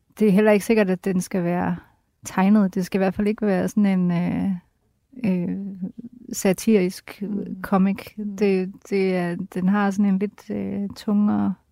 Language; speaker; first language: Danish; native; Danish